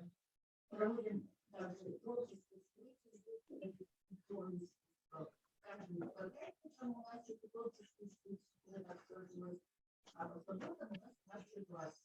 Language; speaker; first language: Russian; native; Russian